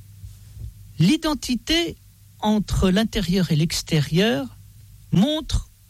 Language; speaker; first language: French; native; French